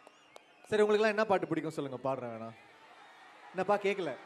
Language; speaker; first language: Tamil; native; Tamil